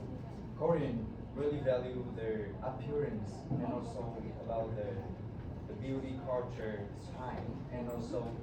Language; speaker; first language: English; non-native, learner; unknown